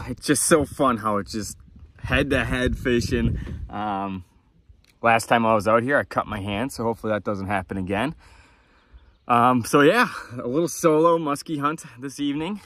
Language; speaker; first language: English; native; English